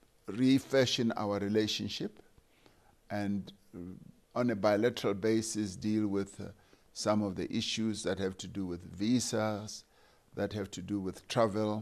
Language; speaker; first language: English; non-native, local second language; Venda